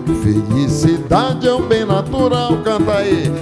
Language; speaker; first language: Portuguese; native; Portuguese